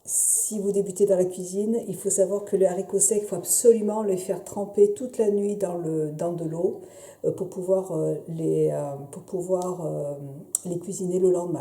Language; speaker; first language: French; native; French